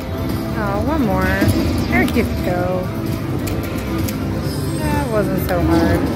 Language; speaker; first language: English; native; English